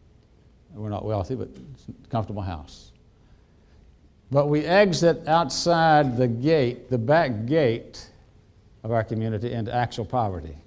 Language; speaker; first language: English; native; English